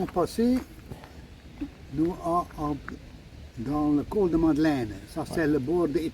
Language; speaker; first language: French; non-native, local second language; Dutch